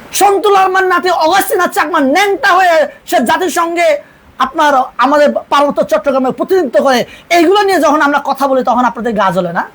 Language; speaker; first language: Bangla; non-native, local second language; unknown